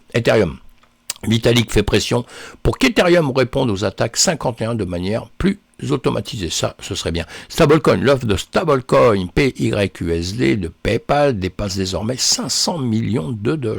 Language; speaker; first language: French; native; French